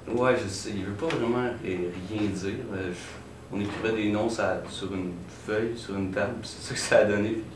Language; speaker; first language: French; native; French